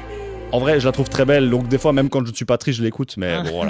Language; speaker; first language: French; native; French